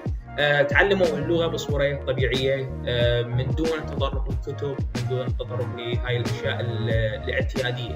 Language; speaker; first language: Arabic; native; Arabic